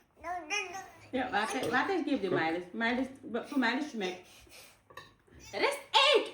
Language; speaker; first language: German; non-native, learner; French